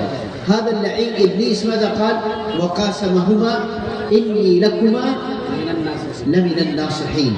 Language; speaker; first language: Arabic; native; Arabic